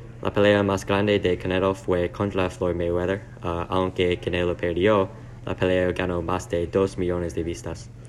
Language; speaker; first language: Spanish; non-native, learner; English